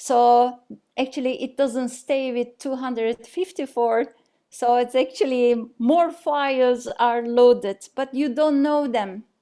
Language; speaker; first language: English; non-native, fluent; Turkish